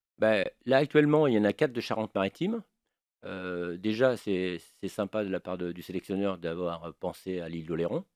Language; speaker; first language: French; native; French